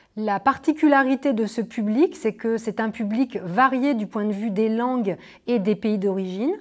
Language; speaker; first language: French; native; French